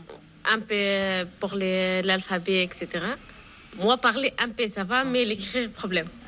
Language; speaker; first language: French; non-native, learner; Arabic